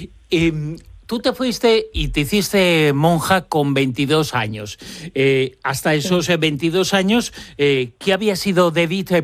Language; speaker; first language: Spanish; native; Spanish